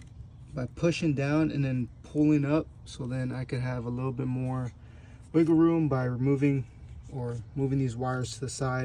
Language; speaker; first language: English; native; English